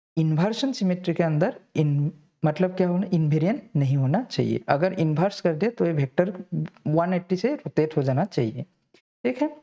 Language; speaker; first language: Hindi; non-native, local second language; Assamese